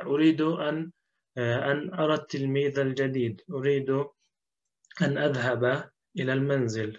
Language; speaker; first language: Arabic; non-native, fluent; Turkish